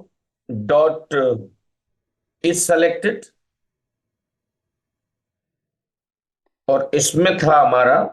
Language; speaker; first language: Hindi; native; Hindi